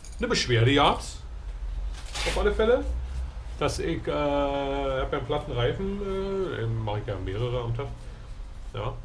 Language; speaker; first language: German; native; German